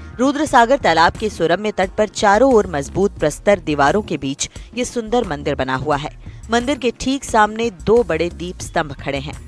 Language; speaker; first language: Hindi; native; Hindi